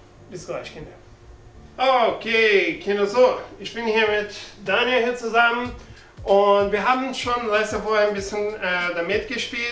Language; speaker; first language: German; non-native, learner; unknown